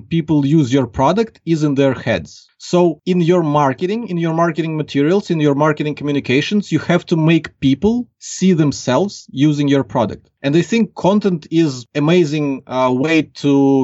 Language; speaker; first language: English; non-native, fluent; Ukrainian